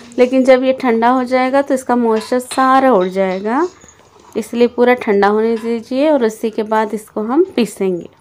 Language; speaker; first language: Hindi; native; Hindi